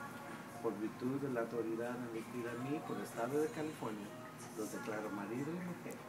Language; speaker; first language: Spanish; early bilingual, heritage; Spanish